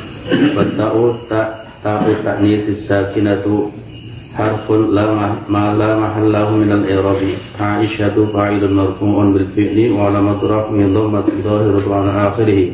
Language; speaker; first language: Arabic; non-native, learner; Indonesian